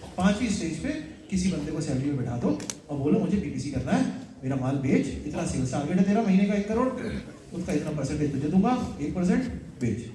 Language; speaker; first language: Hindi; native; Hindi